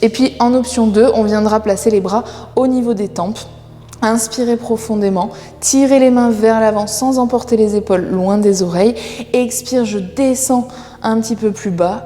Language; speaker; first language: French; native; French